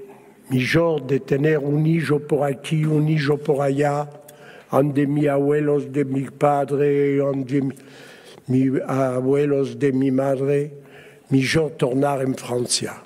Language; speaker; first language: Spanish; early bilingual, heritage; Spanish